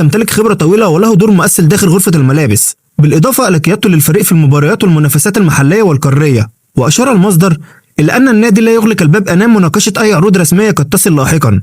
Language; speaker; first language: Arabic; native; Arabic